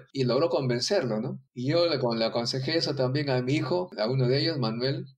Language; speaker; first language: Spanish; native; Spanish